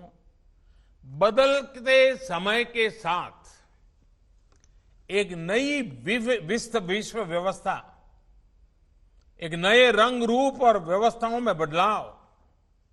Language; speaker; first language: Hindi; non-native, local second language; Gujarati